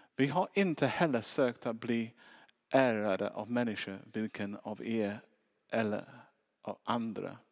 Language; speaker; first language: Swedish; non-native, fluent; English